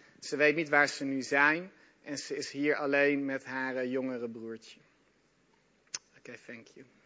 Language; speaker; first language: Dutch; native; Dutch